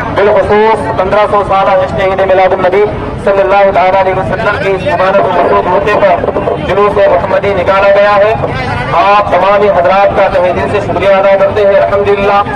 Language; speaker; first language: Urdu; native; Urdu